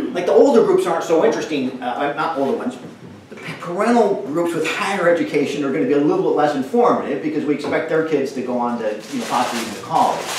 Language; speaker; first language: English; native; English